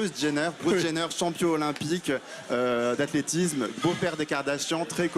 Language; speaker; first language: French; native; French